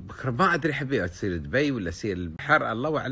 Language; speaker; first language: Arabic; native; Arabic